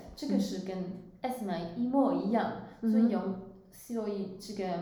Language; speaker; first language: Chinese; non-native, fluent; Swiss German